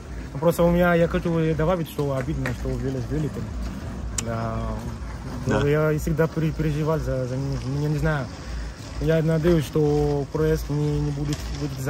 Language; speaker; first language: Russian; non-native, fluent; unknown